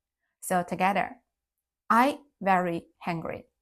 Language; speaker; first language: English; non-native, fluent; Chinese